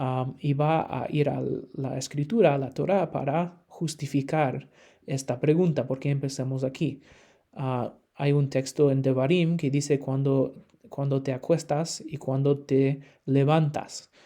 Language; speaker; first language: Spanish; non-native, fluent; English